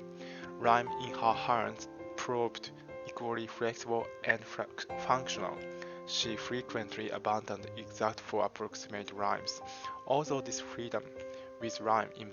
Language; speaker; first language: English; non-native, fluent; Japanese